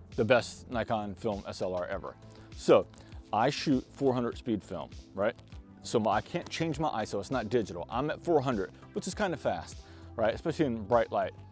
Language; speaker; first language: English; native; English